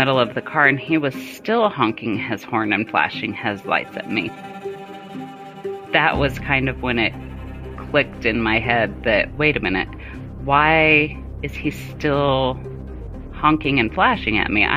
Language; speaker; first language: English; native; English